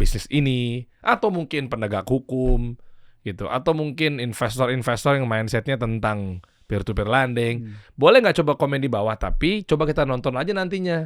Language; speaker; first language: Indonesian; native; Indonesian